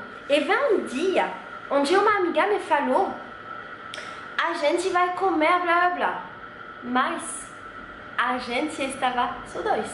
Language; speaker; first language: Portuguese; non-native, fluent; French